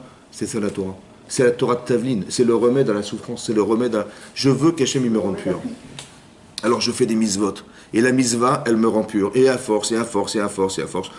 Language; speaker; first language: French; native; French